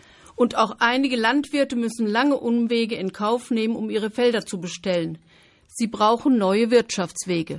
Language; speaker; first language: German; native; German